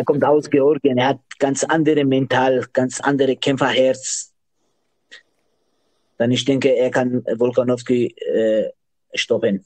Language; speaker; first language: German; non-native, learner; Georgian